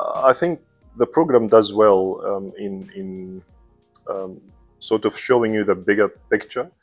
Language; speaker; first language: English; non-native, fluent; Arabic